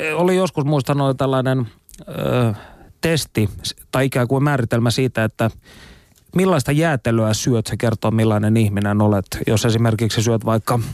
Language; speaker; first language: Finnish; native; Finnish